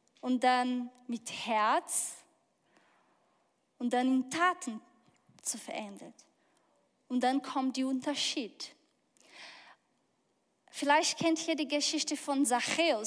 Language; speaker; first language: German; non-native, fluent; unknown